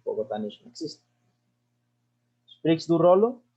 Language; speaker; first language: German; non-native, fluent; Spanish